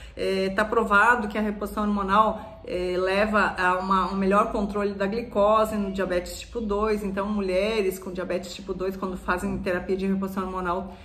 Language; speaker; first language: Portuguese; native; Portuguese